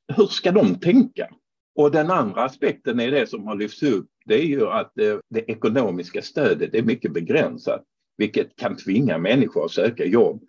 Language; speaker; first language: Swedish; non-native, fluent; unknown